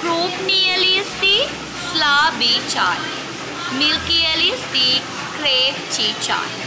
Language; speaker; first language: Russian; non-native, learner; Sinhala